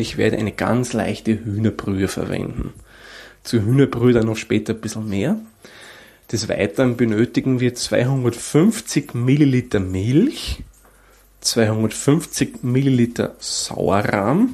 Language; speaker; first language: German; native; German